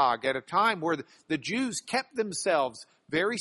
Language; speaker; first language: English; native; English